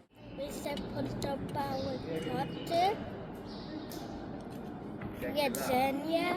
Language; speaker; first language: Polish; early bilingual, heritage; Polish